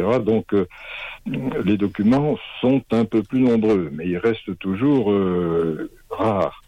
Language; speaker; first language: French; native; French